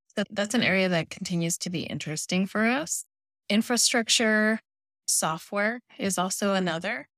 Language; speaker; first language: English; native; English